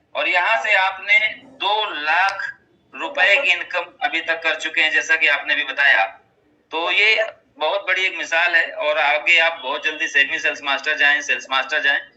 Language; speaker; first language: Hindi; native; Hindi